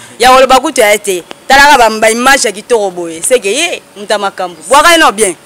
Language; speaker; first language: Lingala; native; Lingala